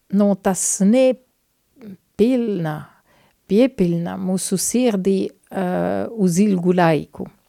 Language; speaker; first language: Latvian; non-native, fluent; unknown